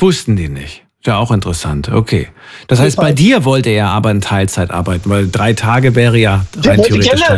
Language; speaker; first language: German; native; German